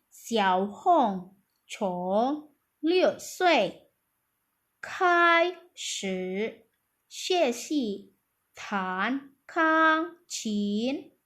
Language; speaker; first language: Chinese; non-native, fluent; Indonesian